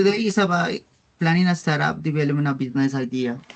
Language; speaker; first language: English; non-native, learner; Spanish